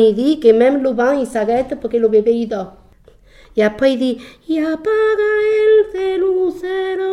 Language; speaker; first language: French; non-native, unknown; Spanish